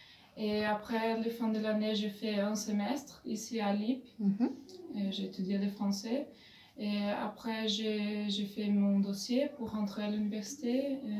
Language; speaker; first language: French; non-native, fluent; Portuguese